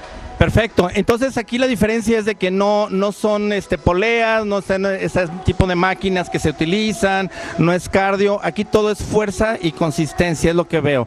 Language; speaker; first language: Spanish; native; Spanish